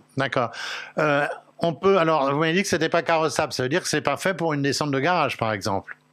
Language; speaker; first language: French; native; French